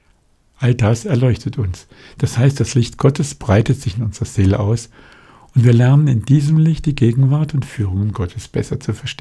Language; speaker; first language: German; native; German